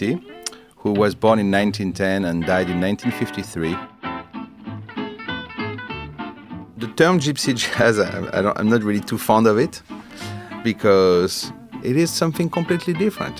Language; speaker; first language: English; non-native, fluent; French